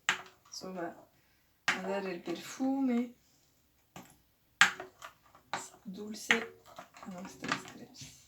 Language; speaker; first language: Spanish; non-native, fluent; French